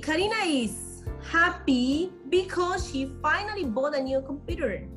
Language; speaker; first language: English; non-native, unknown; Spanish